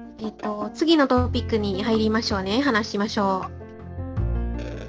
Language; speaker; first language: Japanese; non-native, learner; Malay